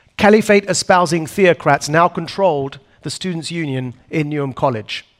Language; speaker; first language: English; native; English